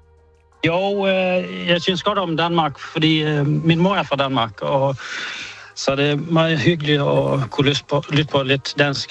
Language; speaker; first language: Danish; early bilingual, heritage; Swedish